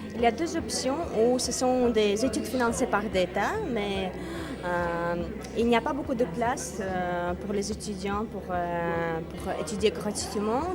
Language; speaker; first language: French; non-native, fluent; Latvian